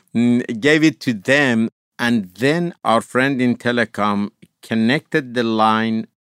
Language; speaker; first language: English; non-native, fluent; Persian